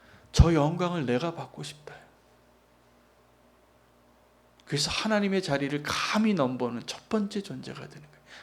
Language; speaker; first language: Korean; native; Korean